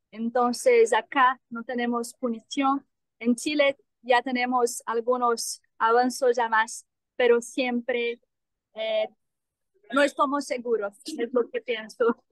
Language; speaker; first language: Spanish; non-native, fluent; Portuguese